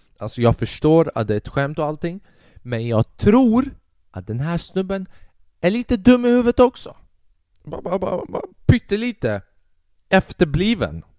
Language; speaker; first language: Swedish; early bilingual, other home language; Albanian